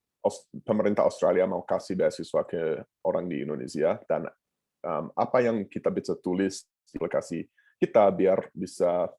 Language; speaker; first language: Indonesian; non-native, fluent; English